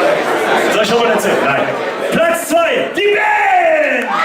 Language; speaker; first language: German; native; German